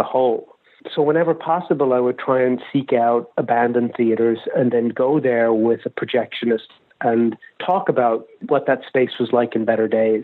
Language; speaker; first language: English; native; English